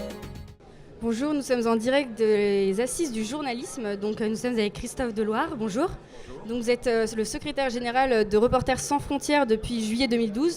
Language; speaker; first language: French; native; French